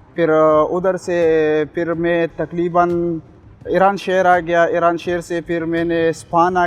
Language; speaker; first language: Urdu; non-native, local second language; Pashto